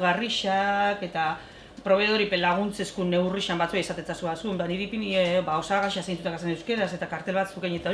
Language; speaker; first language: Basque; native; Basque